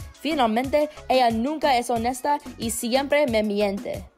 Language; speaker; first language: Spanish; non-native, learner; English